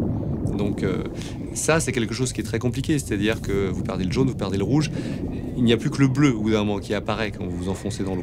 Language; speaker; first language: French; native; French